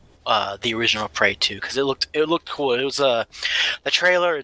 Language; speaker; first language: English; native; English